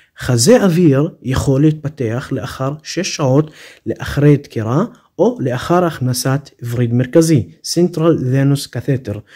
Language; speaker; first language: Hebrew; non-native, local second language; Arabic